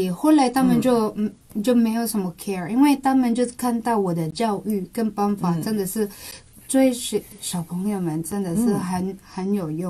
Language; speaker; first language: Chinese; non-native, local second language; Cebuano